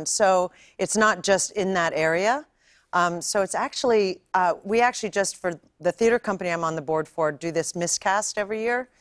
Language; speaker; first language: English; native; English